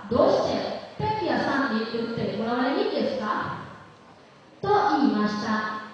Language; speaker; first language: Japanese; non-native, learner; Lao